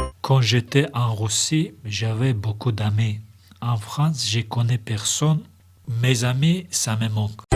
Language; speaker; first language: French; non-native, learner; Russian